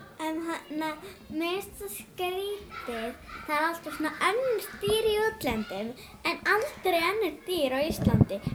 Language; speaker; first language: Icelandic; early bilingual, other home language; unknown